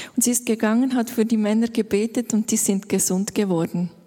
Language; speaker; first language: German; native; German